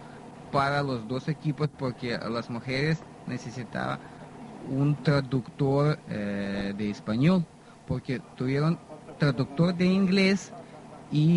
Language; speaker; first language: Spanish; non-native, fluent; Russian